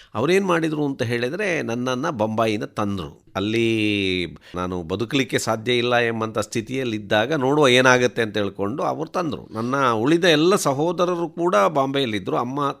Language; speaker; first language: Kannada; non-native, local second language; Tulu